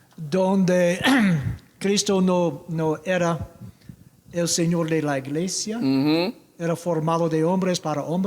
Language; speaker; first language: Spanish; non-native, learner; English